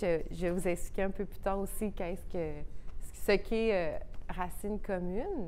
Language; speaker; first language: French; native; French